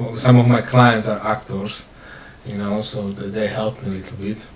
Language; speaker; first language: English; non-native, fluent; Slovak